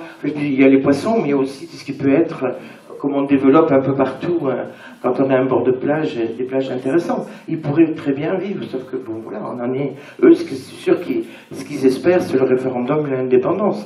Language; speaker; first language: French; native; French